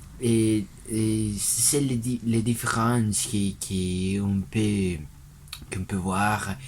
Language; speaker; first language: French; non-native, learner; Spanish